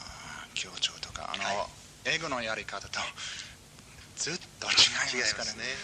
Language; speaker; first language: Japanese; non-native, learner; English